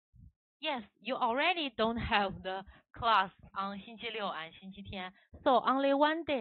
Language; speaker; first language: English; non-native, learner; Chinese